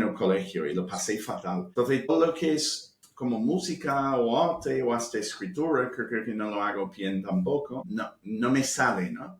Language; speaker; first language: Spanish; non-native, fluent; English